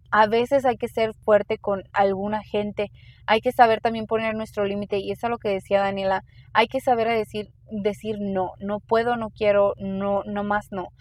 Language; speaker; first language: Spanish; early bilingual, heritage; Spanish